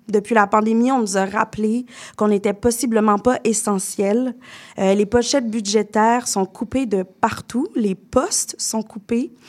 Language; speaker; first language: French; native; French